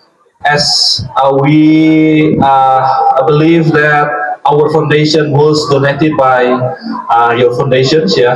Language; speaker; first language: English; non-native, fluent; Indonesian